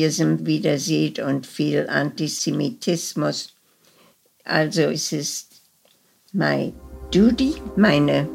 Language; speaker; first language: German; early bilingual, heritage; German